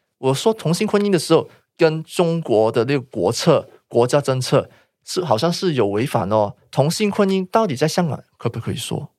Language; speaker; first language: Chinese; non-native, local second language; Cantonese